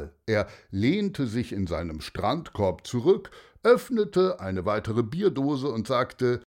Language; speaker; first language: German; native; German